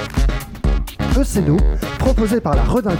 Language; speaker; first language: French; native; French